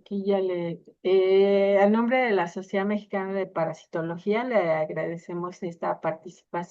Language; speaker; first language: Spanish; native; Spanish